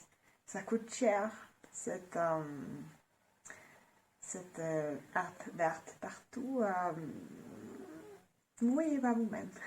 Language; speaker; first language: French; non-native, fluent; German